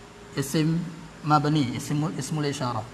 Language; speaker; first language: Arabic; non-native, learner; Indonesian